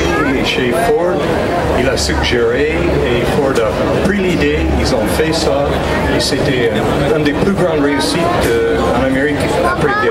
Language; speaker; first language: French; non-native, fluent; English